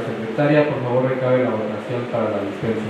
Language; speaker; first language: Spanish; native; Spanish